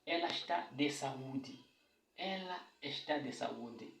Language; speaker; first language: Portuguese; non-native, fluent; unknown